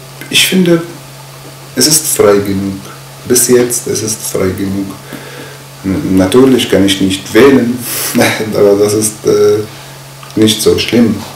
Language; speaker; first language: German; non-native, fluent; Arabic